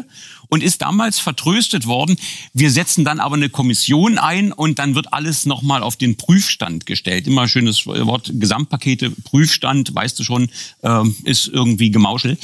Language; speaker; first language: German; native; German